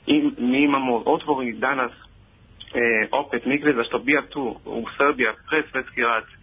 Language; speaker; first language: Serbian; non-native, learner; Hebrew